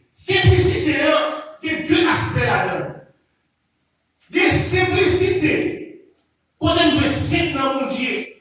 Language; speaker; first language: French; non-native, local second language; Haitian Creole